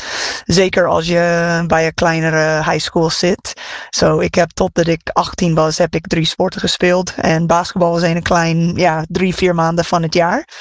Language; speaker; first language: Dutch; non-native, fluent; English